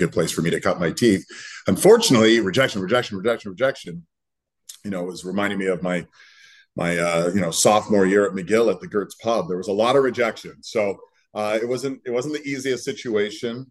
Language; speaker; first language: English; native; English